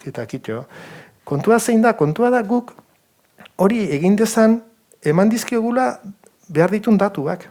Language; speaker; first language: Basque; native; Basque